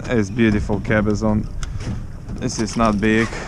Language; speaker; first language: English; non-native, learner; Russian